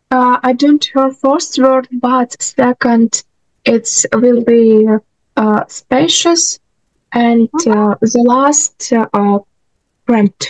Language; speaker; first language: English; non-native, learner; Russian